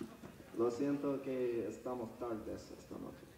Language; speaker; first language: Spanish; non-native, learner; English